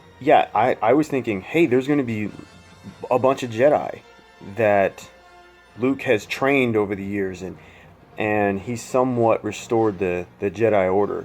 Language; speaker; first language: English; native; English